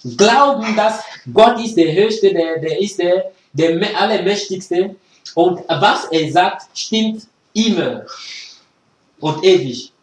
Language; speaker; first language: German; non-native, fluent; French